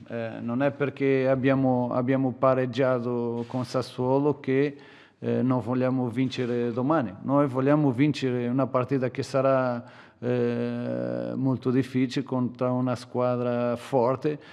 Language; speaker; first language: Italian; non-native, fluent; Portuguese